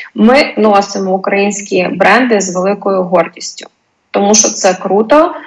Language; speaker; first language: Ukrainian; non-native, local second language; Russian